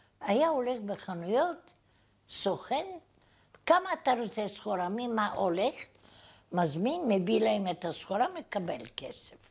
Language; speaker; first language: Hebrew; non-native, fluent; Bulgarian